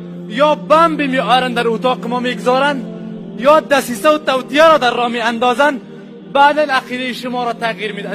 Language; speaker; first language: Persian; native; Persian